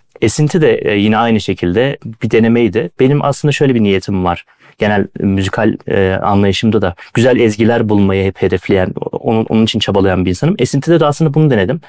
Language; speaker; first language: Turkish; native; Turkish